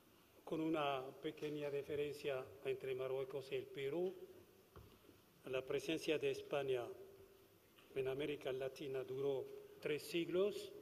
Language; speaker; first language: Spanish; non-native, fluent; Arabic